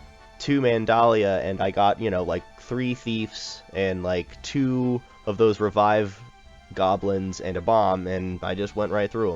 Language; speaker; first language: English; native; English